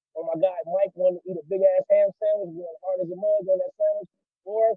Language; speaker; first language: English; native; English